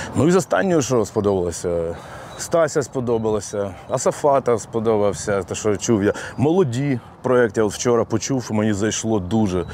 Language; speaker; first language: Ukrainian; non-native, local second language; Russian